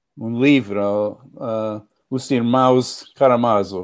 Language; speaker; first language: Portuguese; non-native, learner; English